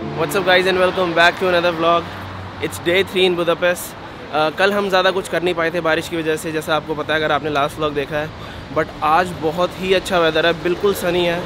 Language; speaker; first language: Hindi; native; Hindi